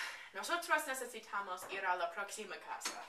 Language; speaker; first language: Spanish; non-native, learner; English